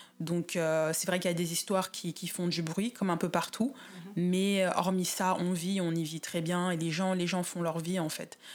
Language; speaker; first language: French; native; French